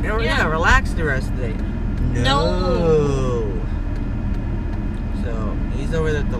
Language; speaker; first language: English; native; English